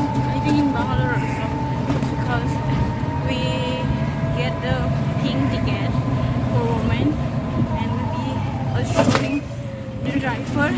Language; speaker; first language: English; non-native, learner; Indonesian